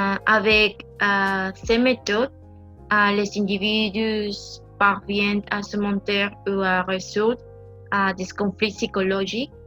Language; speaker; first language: French; non-native, learner; Spanish